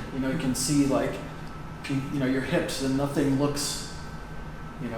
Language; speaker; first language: English; native; English